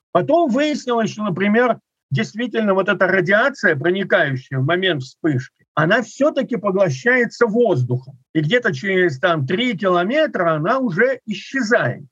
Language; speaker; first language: Russian; native; Russian